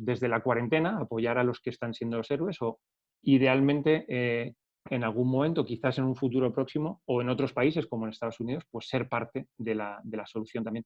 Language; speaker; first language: Spanish; native; Spanish